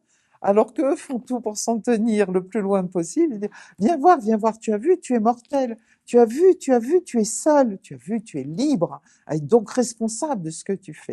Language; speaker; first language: French; native; French